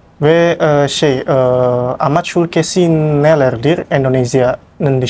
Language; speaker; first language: Turkish; non-native, learner; Indonesian